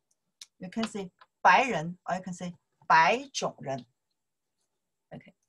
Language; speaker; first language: English; non-native, learner; Chinese